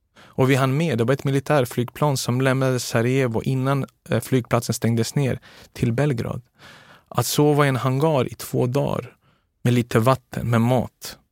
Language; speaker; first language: Swedish; early bilingual, other home language; Serbian